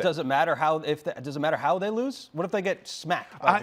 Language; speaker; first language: English; native; English